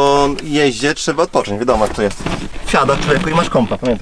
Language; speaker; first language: Polish; native; Polish